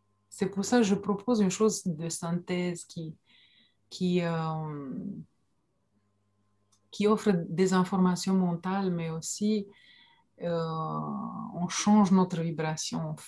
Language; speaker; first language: French; non-native, fluent; Romanian